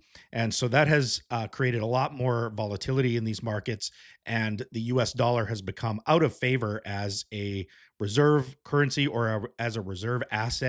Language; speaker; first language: English; native; English